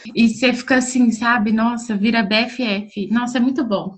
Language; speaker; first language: Portuguese; native; Portuguese